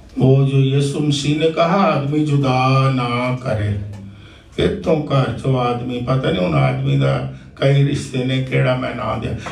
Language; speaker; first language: Urdu; non-native, local second language; Punjabi